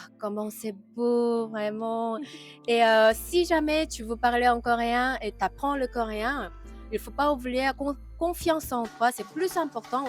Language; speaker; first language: French; non-native, fluent; Korean